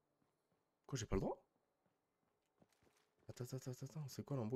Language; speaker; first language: French; native; French